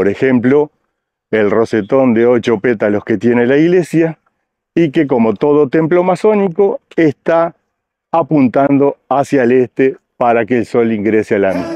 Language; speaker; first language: Spanish; native; Spanish